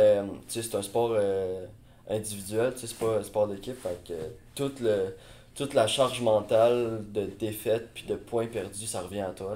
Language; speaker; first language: French; native; French